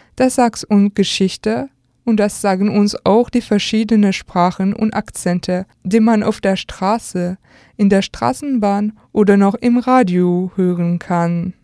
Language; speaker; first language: German; non-native, fluent; French